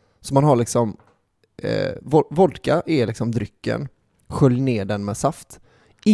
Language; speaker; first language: Swedish; native; Swedish